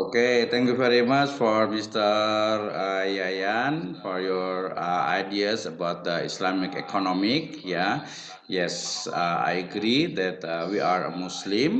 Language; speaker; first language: English; non-native, learner; Indonesian